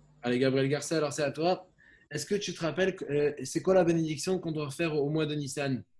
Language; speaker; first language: French; native; French